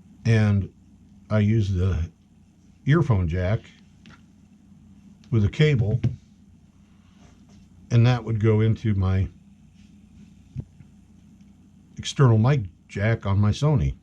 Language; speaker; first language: English; native; English